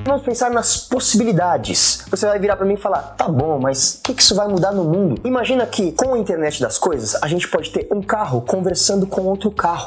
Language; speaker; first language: Portuguese; native; Portuguese